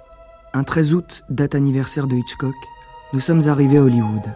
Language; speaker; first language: French; native; French